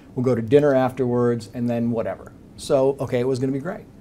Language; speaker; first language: English; native; English